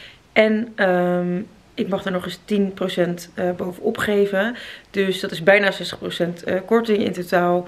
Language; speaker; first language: Dutch; native; Dutch